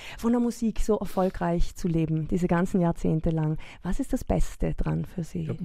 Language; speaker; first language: German; native; German